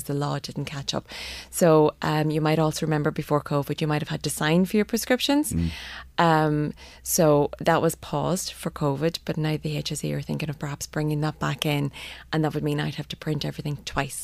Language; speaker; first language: English; native; English